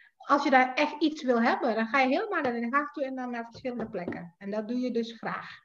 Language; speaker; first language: Dutch; non-native, fluent; Indonesian